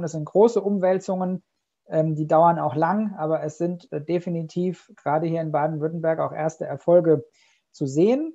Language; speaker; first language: German; native; German